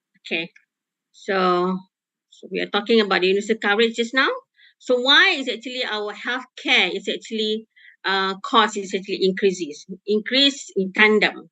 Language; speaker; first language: English; non-native, local second language; Malay